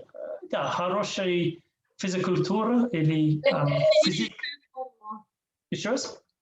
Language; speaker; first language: Russian; non-native, learner; English